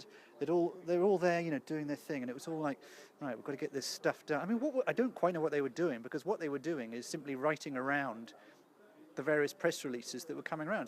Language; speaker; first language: English; native; English